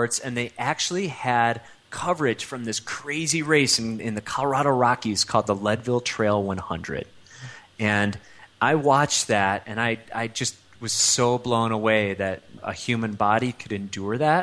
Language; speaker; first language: English; native; English